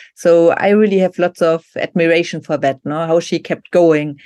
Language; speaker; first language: English; non-native, fluent; German